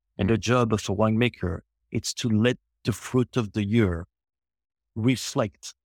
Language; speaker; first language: English; non-native, local second language; French